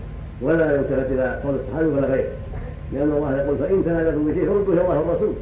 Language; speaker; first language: Arabic; native; Arabic